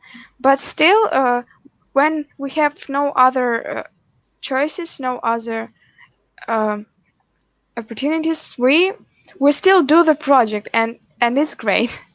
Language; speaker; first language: English; non-native, fluent; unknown